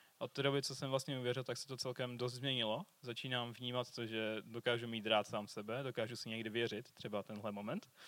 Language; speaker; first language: Czech; native; Czech